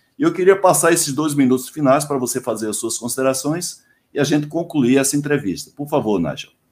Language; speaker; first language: Portuguese; native; Portuguese